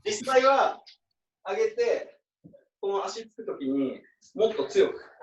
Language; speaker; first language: Japanese; native; Japanese